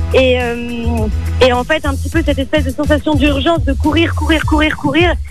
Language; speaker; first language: French; native; French